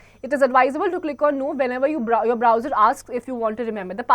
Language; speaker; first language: English; non-native, local second language; Hindi